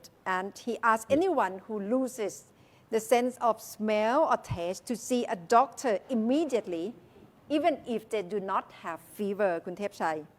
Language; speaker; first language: English; non-native, fluent; Thai